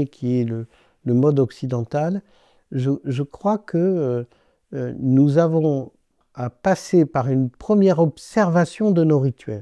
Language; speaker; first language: French; native; French